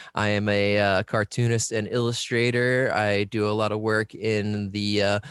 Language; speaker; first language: English; native; English